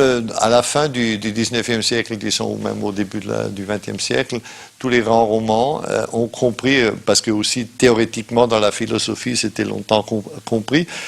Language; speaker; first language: French; non-native, fluent; German